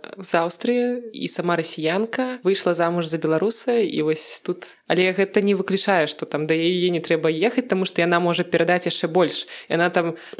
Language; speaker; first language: Belarusian; non-native, local second language; Russian